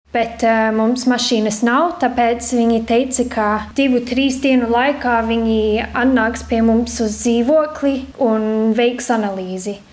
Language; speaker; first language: Latvian; early bilingual, heritage; Latvian